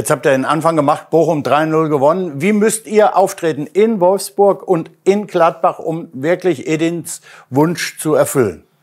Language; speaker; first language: German; native; German